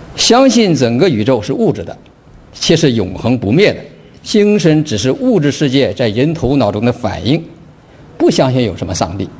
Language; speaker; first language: Chinese; native; Chinese